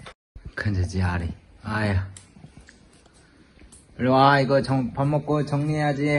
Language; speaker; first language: Chinese; non-native, fluent; Korean